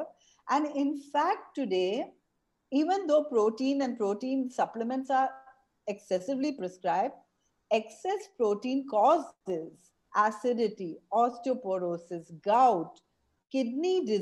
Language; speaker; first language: English; non-native, local second language; Hindi